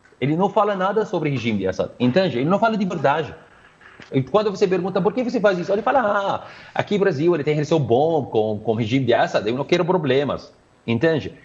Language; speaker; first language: Portuguese; non-native, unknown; Arabic